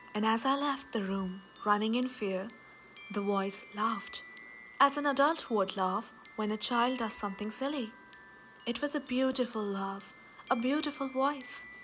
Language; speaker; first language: English; non-native, local second language; Hindi